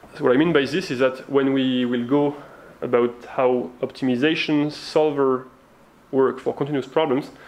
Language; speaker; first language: English; non-native, fluent; French